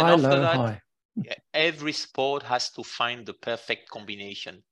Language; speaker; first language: English; non-native, fluent; French